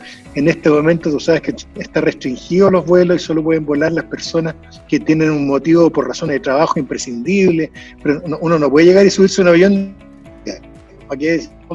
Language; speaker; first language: Spanish; native; Spanish